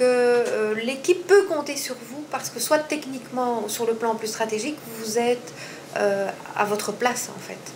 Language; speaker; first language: French; native; French